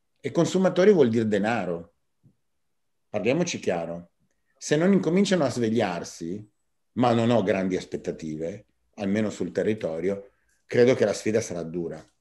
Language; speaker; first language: Italian; native; Italian